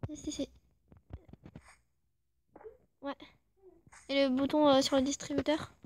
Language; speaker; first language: French; native; French